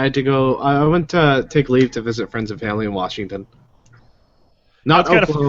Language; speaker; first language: English; native; English